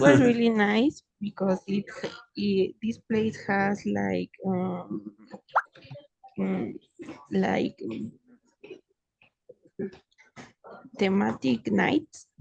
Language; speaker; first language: English; non-native, fluent; Spanish